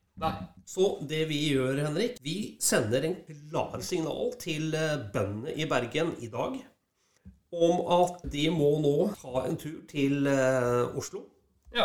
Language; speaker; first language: Norwegian; native; Norwegian